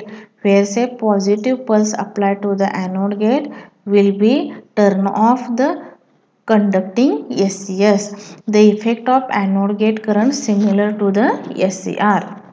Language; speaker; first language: English; non-native, local second language; Marathi